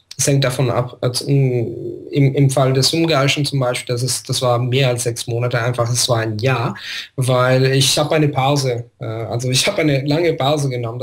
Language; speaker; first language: German; non-native, fluent; Italian